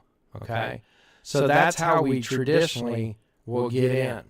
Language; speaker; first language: English; native; English